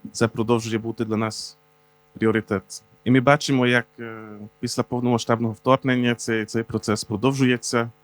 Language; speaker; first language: Ukrainian; non-native, fluent; Hungarian